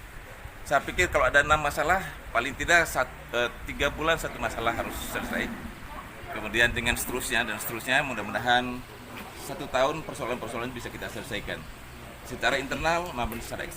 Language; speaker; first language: Indonesian; native; Indonesian